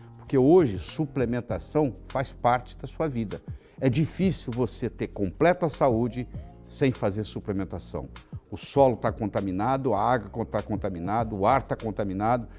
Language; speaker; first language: Portuguese; native; Portuguese